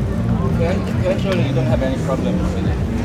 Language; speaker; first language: English; non-native, fluent; Korean